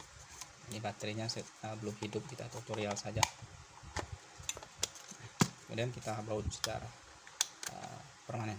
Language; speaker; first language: Indonesian; native; Indonesian